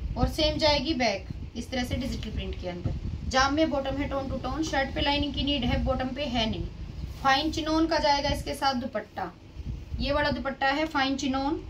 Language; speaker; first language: Hindi; native; Hindi